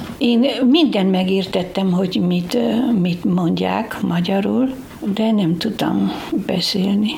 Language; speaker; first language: Hungarian; non-native, local second language; Slovak